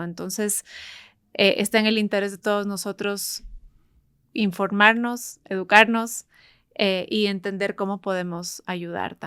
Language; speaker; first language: Spanish; native; Spanish